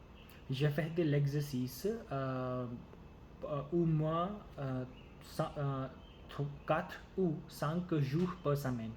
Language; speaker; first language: French; non-native, learner; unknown